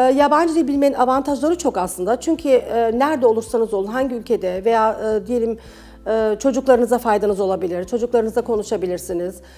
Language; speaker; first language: Turkish; early bilingual, heritage; Turkish